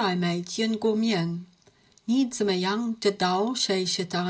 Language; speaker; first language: Chinese; non-native, learner; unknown